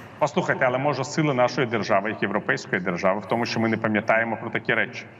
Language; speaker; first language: Ukrainian; non-native, local second language; Russian